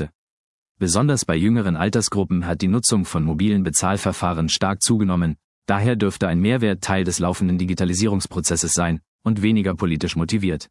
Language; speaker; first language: German; native; German